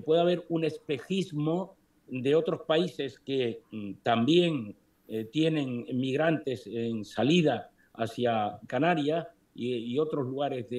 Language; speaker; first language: Spanish; native; Spanish